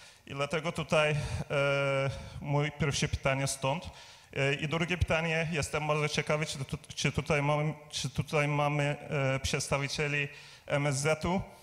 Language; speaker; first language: Polish; non-native, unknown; Turkish